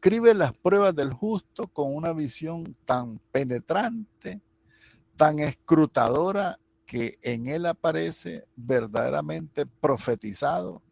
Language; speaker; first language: Spanish; native; Spanish